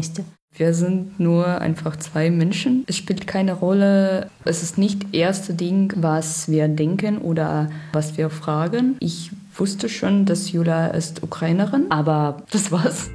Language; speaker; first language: German; non-native, learner; Russian